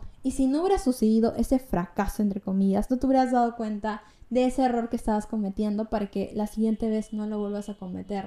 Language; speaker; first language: Spanish; native; Spanish